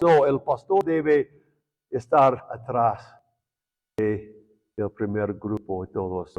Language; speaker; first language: Spanish; non-native, fluent; English